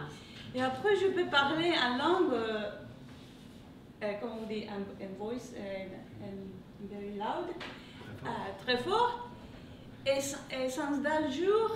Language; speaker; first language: French; non-native, learner; English